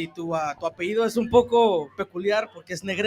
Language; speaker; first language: Spanish; native; Spanish